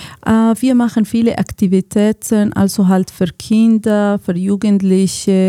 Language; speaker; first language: German; non-native, fluent; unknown